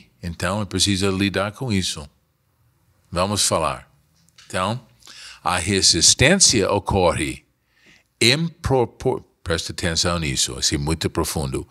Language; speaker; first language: Portuguese; non-native, fluent; English